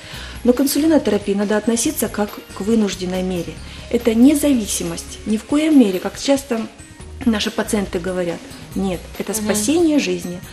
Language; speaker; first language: Russian; native; Russian